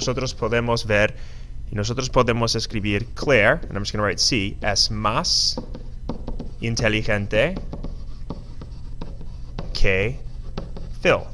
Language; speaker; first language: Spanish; non-native, fluent; English